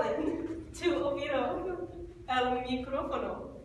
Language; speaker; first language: Spanish; non-native, learner; English